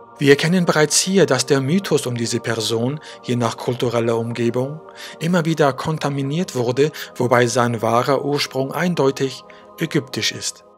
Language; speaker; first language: German; native; German